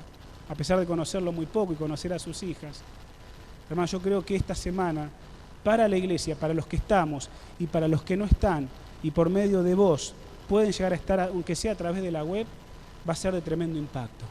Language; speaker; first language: Spanish; native; Spanish